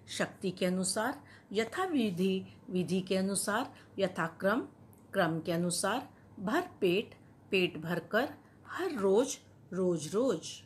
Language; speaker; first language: Hindi; native; Hindi